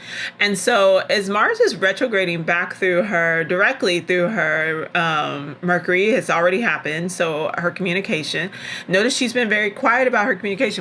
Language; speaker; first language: English; native; English